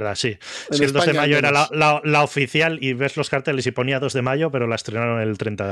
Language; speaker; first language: Spanish; native; Spanish